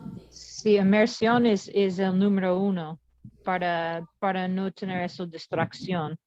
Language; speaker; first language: Spanish; non-native, learner; English